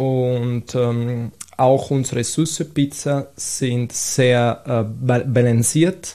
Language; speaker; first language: German; non-native, fluent; Italian